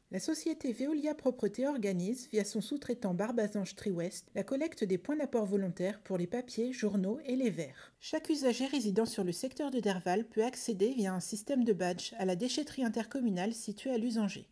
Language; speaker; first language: French; native; French